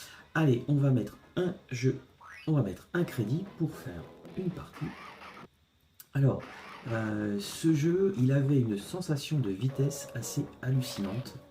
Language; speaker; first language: French; native; French